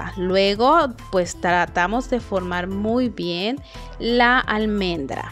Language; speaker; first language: Spanish; native; Spanish